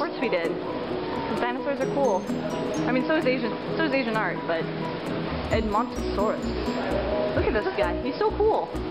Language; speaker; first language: English; native; English